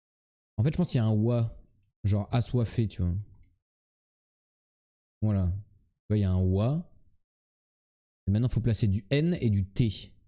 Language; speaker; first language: French; native; French